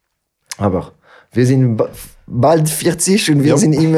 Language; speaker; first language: German; non-native, local second language; French